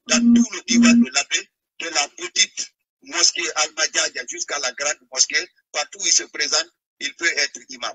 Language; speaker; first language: French; non-native, local second language; Fula